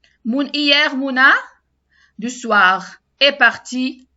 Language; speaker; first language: French; non-native, learner; Arabic